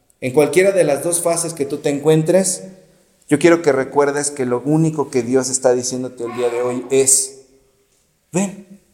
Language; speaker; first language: Spanish; native; Spanish